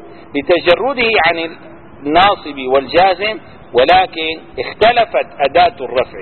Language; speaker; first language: Arabic; native; Arabic